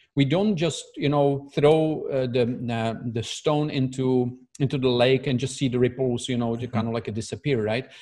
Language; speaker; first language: English; non-native, fluent; Czech